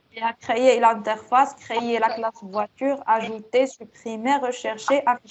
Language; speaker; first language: French; non-native, local second language; Arabic